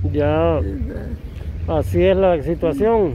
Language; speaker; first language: Spanish; native; Spanish